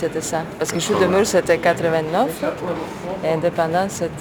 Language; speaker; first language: French; non-native, fluent; Slovak